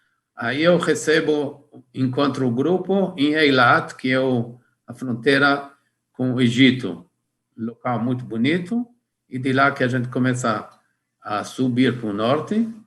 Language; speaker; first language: Portuguese; non-native, fluent; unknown